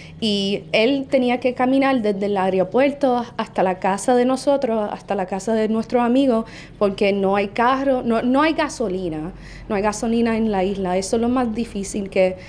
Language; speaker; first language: Spanish; early bilingual, heritage; Spanish